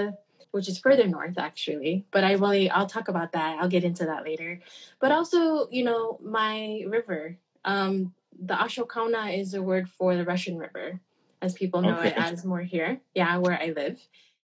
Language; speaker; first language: English; native; English